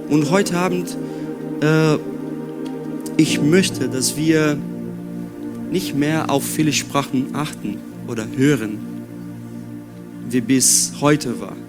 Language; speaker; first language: German; non-native, learner; Portuguese